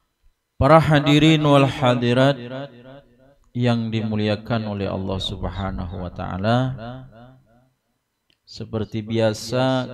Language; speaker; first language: Indonesian; non-native, local second language; Banjar